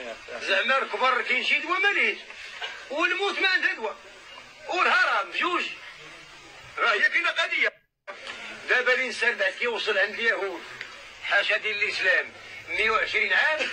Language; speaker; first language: Arabic; native; Arabic